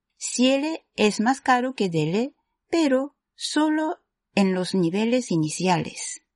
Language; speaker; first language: Spanish; non-native, fluent; Japanese